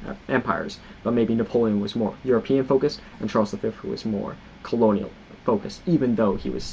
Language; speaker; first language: English; native; English